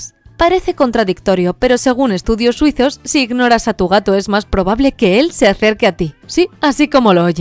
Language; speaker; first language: Spanish; native; Spanish